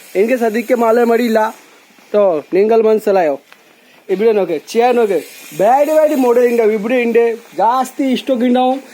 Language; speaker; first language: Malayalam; non-native, learner; Bangla